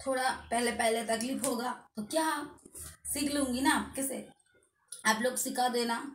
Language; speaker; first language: Hindi; non-native, local second language; Bangla